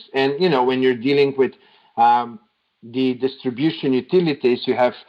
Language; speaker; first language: English; non-native, fluent; Slovenian